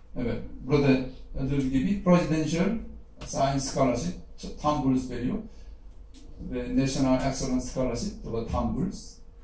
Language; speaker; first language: Turkish; non-native, fluent; Korean